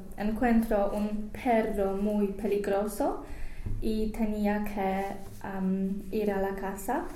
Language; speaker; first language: Spanish; non-native, learner; English